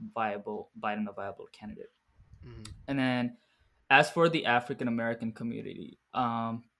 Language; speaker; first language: English; early bilingual, other home language; Arabic